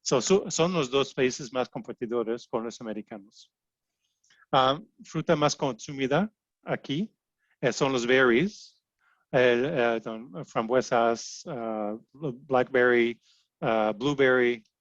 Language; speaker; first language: Spanish; non-native, fluent; French